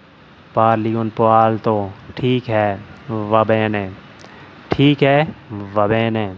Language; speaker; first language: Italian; non-native, learner; Urdu